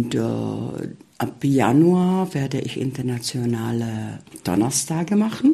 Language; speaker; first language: German; early bilingual, heritage; German